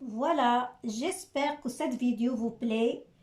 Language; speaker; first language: French; non-native, local second language; Arabic